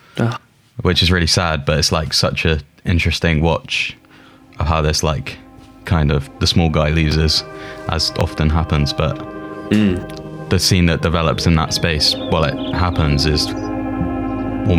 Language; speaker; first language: English; native; English